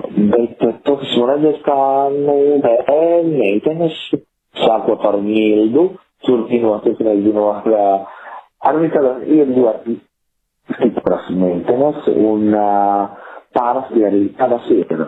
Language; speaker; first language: Latvian; non-native, fluent; Italian